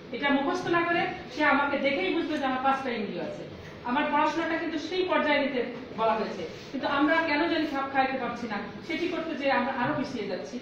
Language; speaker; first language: Bangla; native; Bangla